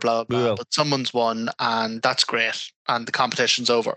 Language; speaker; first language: English; native; English